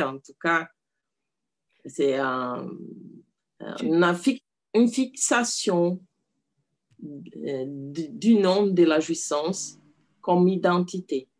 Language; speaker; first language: French; non-native, learner; Portuguese